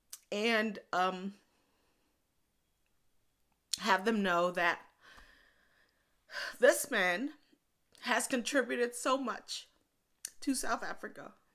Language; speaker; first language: English; non-native, local second language; Afrikaans